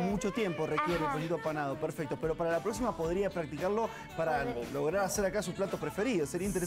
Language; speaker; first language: Spanish; native; Spanish